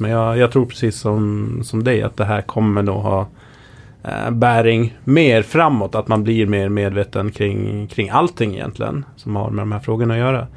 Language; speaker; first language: Swedish; native; Swedish